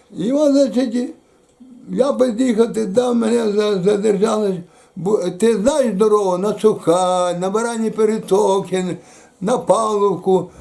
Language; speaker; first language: Ukrainian; native; Ukrainian